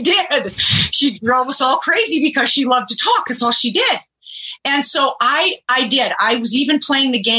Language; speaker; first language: English; early bilingual, other home language; German